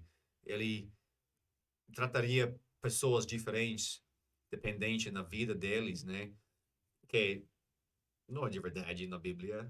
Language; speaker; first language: Portuguese; non-native, fluent; English